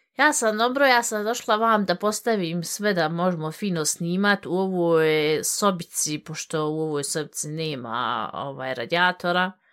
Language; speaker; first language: Bosnian; early bilingual, heritage; Bosnian